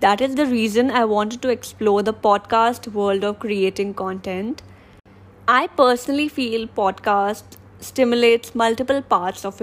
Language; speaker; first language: English; non-native, local second language; Hindi